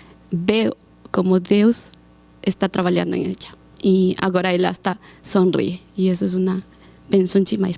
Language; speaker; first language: Portuguese; non-native, learner; Spanish